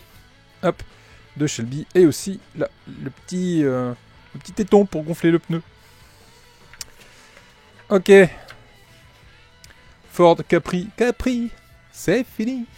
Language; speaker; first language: French; native; French